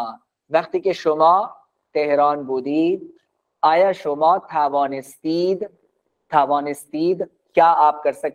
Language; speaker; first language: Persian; non-native, fluent; Urdu